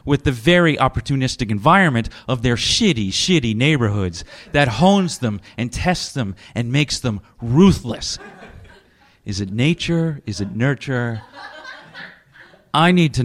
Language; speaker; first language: English; native; English